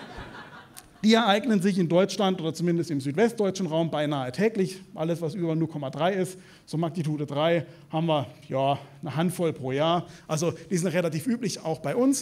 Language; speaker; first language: German; native; German